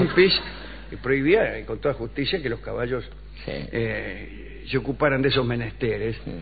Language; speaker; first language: Spanish; native; Spanish